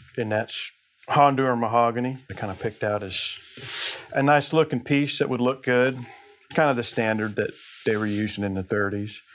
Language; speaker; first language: English; native; English